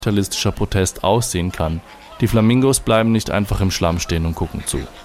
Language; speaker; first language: German; native; German